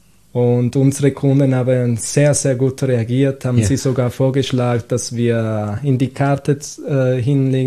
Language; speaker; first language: German; non-native, fluent; Italian